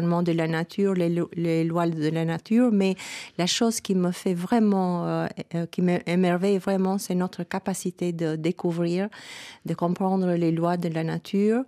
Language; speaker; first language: French; non-native, fluent; Albanian